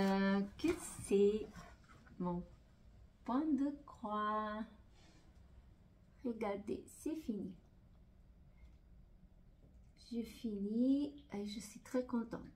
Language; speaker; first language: French; non-native, fluent; Portuguese